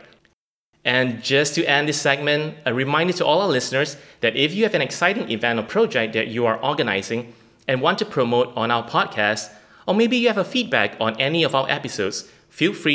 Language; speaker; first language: English; non-native, local second language; Chinese